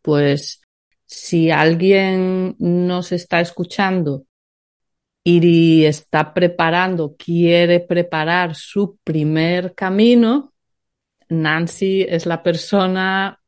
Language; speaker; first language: Spanish; native; Spanish